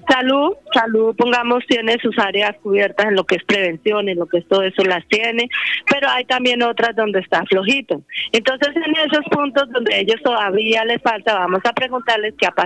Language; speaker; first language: Spanish; native; Spanish